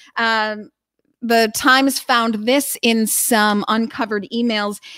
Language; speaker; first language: English; native; English